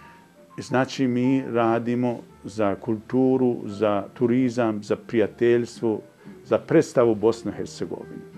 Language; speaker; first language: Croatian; non-native, fluent; Persian